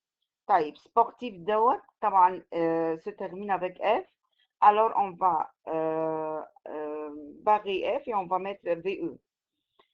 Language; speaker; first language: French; non-native, fluent; Arabic